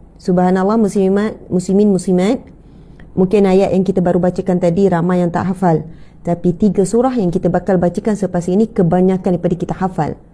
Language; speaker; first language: Malay; native; Malay